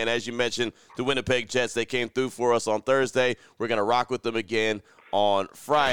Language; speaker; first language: English; native; English